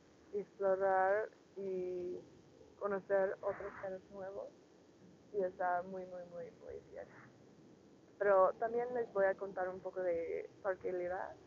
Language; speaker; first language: Spanish; non-native, learner; English